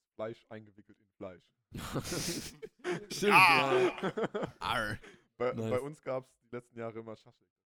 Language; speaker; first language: German; early bilingual, other home language; Polish